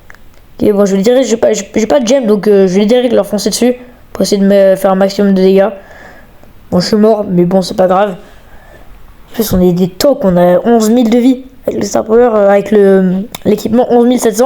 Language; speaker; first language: French; native; French